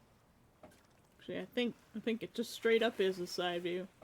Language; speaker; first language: English; native; English